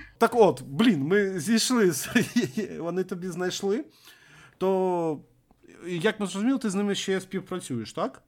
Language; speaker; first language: Ukrainian; native; Ukrainian